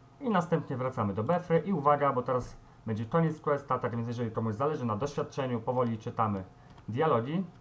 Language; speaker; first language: Polish; native; Polish